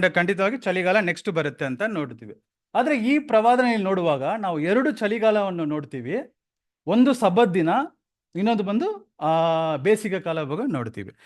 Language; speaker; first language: Kannada; non-native, local second language; Tamil